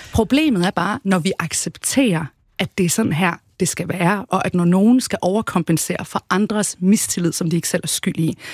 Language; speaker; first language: Danish; early bilingual, other home language; Arabic